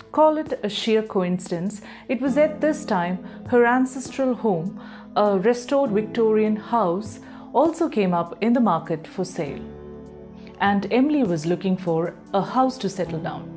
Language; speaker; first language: English; non-native, local second language; Malayalam